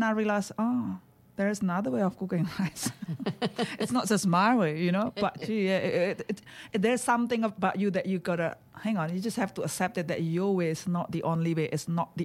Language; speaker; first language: English; non-native, fluent; Indonesian